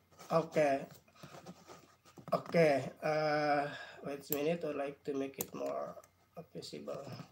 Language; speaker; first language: English; non-native, fluent; Indonesian